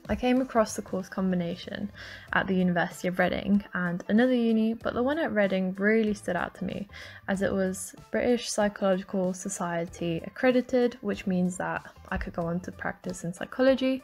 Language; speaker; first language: English; native; English